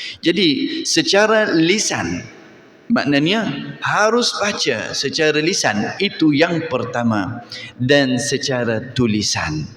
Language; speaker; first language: Malay; non-native, fluent; Arabic